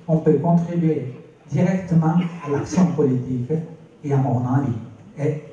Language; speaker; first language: French; non-native, local second language; Italian